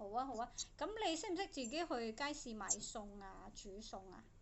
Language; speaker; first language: Cantonese; native; Cantonese